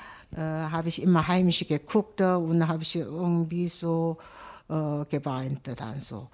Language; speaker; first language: German; non-native, learner; Korean